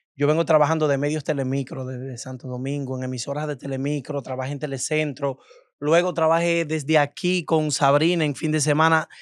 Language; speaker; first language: Spanish; native; Spanish